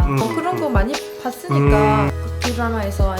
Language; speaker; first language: Korean; non-native, learner; Arabic